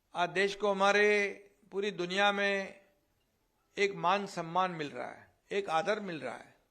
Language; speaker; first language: Hindi; non-native, local second language; Marathi